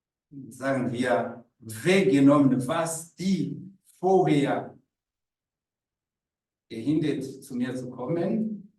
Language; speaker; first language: German; non-native, fluent; Rundi